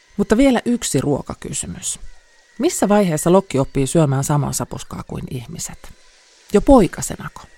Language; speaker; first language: Finnish; native; Finnish